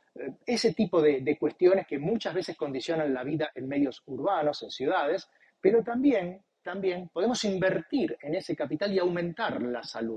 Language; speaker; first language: Spanish; native; Spanish